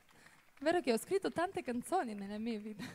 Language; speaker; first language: Italian; non-native, fluent; Russian